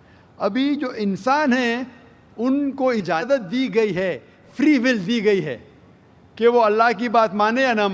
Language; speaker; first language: Hindi; native; Hindi